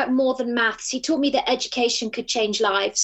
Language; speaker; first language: English; native; English